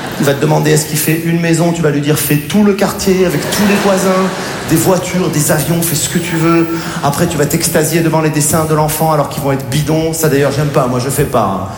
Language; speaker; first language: French; native; French